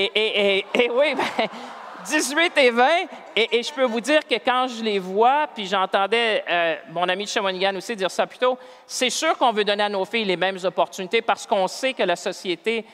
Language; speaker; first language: French; native; French